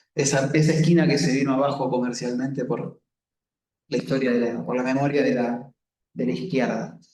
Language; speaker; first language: Spanish; native; Spanish